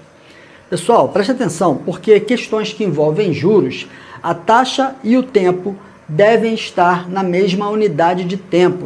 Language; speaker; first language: Portuguese; native; Portuguese